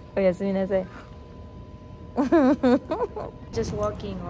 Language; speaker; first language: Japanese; non-native, learner; Filipino